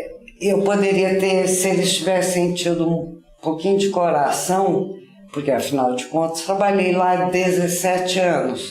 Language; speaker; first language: Portuguese; native; Portuguese